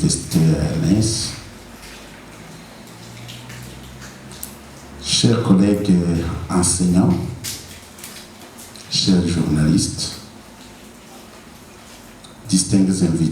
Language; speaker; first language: French; non-native, local second language; Rundi